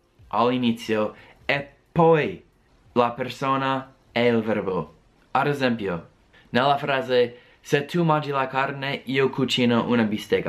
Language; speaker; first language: Italian; non-native, fluent; English